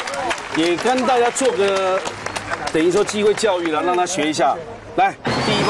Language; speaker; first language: Chinese; native; Chinese